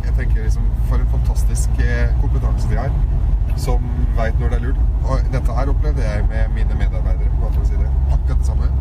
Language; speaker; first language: Norwegian; early bilingual, other home language; Arabic